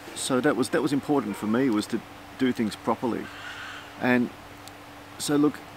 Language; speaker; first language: English; native; English